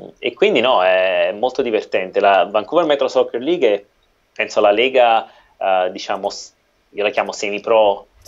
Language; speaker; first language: Italian; native; Italian